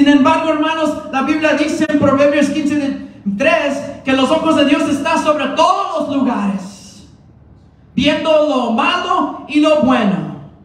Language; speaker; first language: Spanish; early bilingual, heritage; Spanish